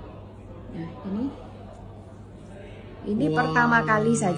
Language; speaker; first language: Indonesian; non-native, local second language; Malay